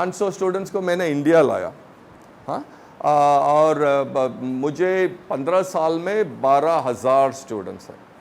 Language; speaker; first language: Hindi; non-native, local second language; Tamil